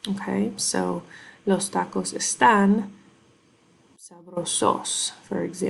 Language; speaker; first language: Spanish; non-native, fluent; English